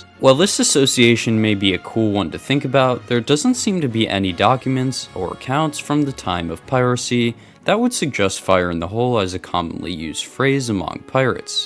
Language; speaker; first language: English; native; English